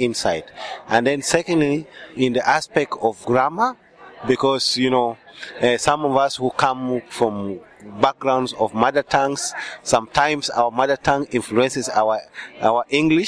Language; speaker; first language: English; non-native, local second language; Acoli